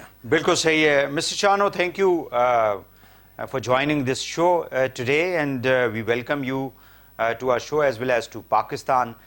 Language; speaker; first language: English; non-native, fluent; Urdu